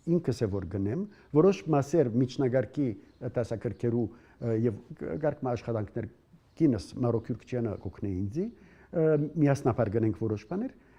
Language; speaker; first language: Armenian; early bilingual, heritage; Armenian